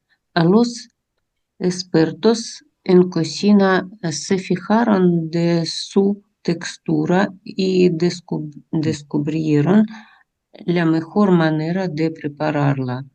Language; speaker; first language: Spanish; non-native, learner; Russian